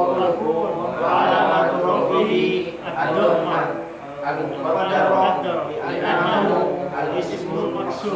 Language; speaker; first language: Arabic; non-native, learner; Indonesian